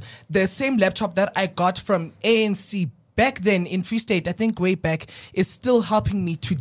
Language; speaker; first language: English; non-native, local second language; Southern Sotho